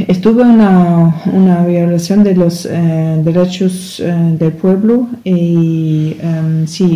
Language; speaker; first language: Spanish; non-native, learner; German